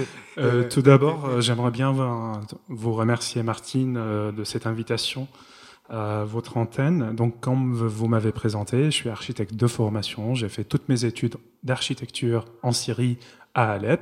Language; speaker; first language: French; non-native, fluent; Arabic